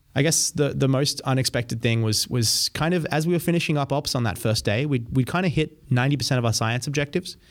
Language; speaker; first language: English; native; English